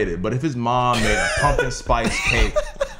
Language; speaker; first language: English; native; English